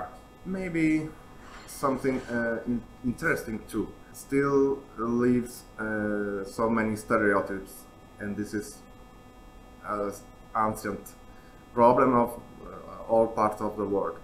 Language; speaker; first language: English; non-native, learner; Italian